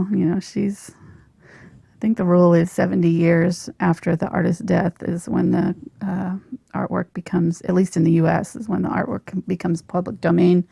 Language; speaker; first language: English; native; English